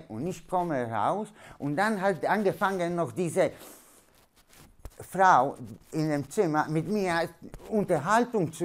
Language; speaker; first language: German; non-native, learner; Polish